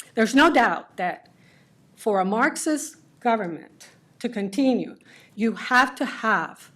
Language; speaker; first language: English; early bilingual, other home language; Spanish